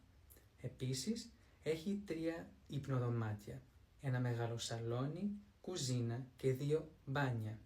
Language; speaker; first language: Greek; non-native, learner; English